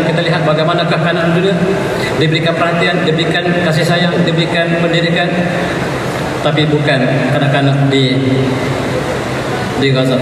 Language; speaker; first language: Malay; native; Malay